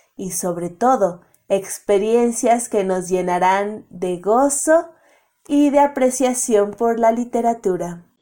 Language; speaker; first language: Spanish; native; Spanish